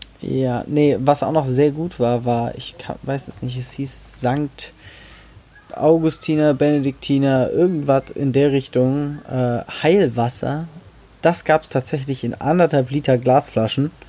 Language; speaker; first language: German; native; German